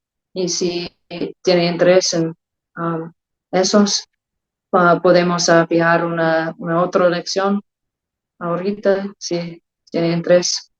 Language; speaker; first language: Spanish; non-native, learner; English